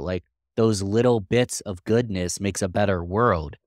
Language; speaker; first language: English; native; English